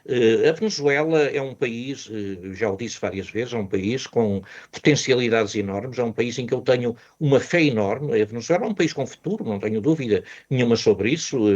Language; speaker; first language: Portuguese; native; Portuguese